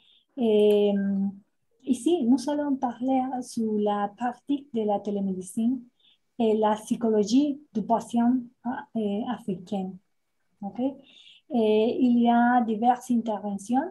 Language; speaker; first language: French; non-native, fluent; Spanish